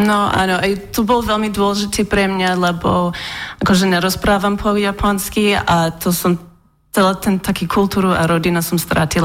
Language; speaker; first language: Slovak; non-native, learner; English